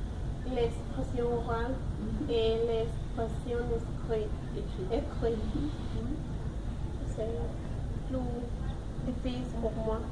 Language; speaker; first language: French; non-native, learner; Spanish